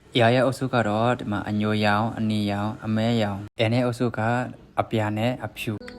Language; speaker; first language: Burmese; native; Burmese